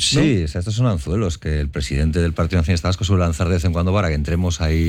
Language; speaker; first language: Spanish; native; Spanish